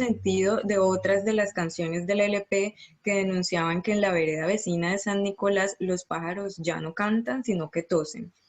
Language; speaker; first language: Spanish; native; Spanish